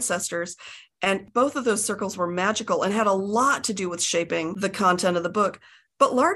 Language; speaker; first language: English; native; English